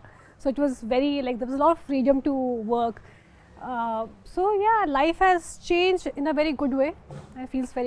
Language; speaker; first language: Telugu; non-native, fluent; Hindi